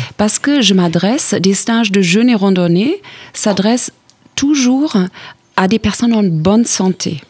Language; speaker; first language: French; non-native, fluent; German